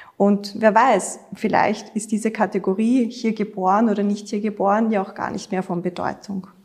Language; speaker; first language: German; native; German